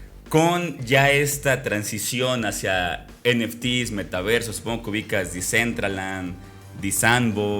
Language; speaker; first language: Spanish; native; Spanish